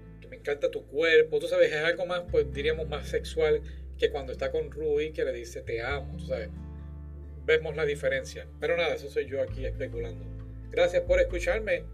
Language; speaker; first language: Spanish; native; Spanish